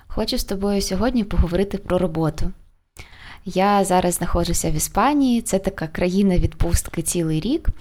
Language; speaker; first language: Ukrainian; native; Ukrainian